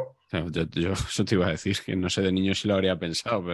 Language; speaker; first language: Spanish; native; Spanish